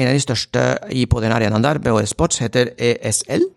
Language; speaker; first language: Norwegian; non-native, fluent; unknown